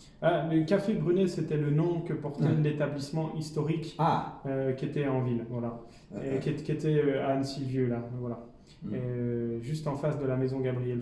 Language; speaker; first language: French; native; French